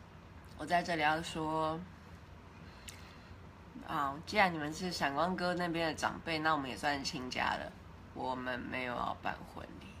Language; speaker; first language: Chinese; native; Chinese